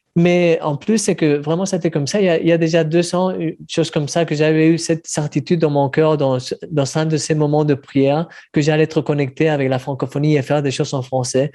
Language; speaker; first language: French; early bilingual, heritage; Spanish